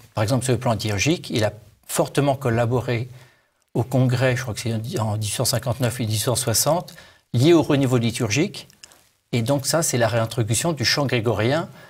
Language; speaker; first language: French; native; French